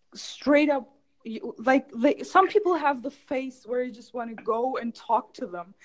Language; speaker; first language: English; non-native, fluent; German